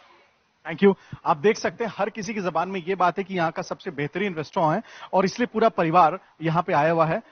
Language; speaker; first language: Hindi; native; Hindi